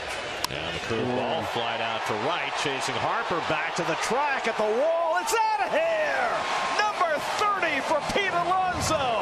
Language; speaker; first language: English; native; English